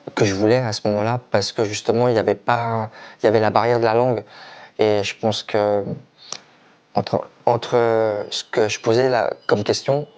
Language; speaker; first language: French; native; French